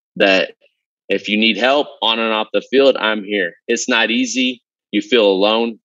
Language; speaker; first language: English; native; English